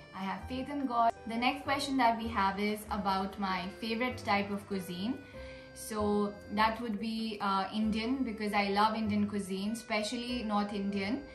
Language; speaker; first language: English; non-native, local second language; Nepali